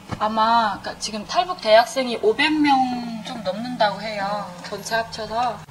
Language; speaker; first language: Korean; native; Korean